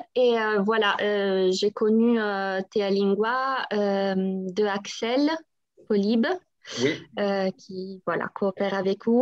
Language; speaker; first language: French; non-native, fluent; Italian